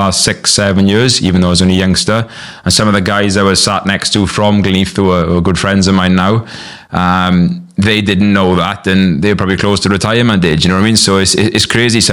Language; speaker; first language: English; native; English